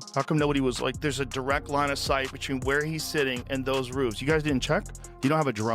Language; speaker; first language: English; native; English